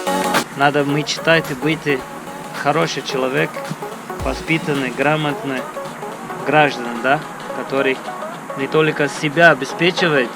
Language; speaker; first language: Russian; non-native, learner; Portuguese